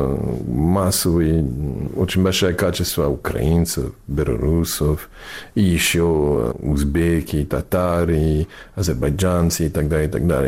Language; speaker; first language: Russian; non-native, learner; English